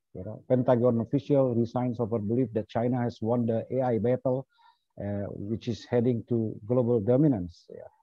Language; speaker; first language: English; non-native, fluent; Indonesian